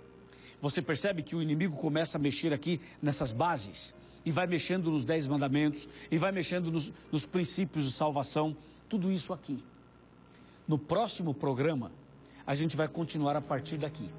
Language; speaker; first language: Portuguese; native; Portuguese